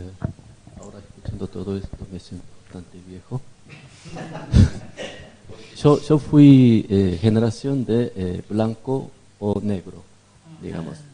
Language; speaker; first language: Spanish; non-native, fluent; Korean